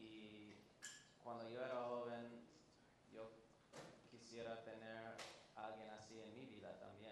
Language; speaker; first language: Spanish; non-native, fluent; English